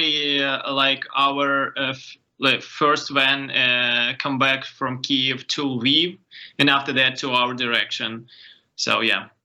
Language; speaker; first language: English; non-native, learner; Ukrainian